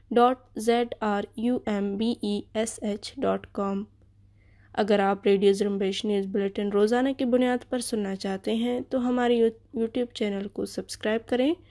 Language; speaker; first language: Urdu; non-native, local second language; Baluchi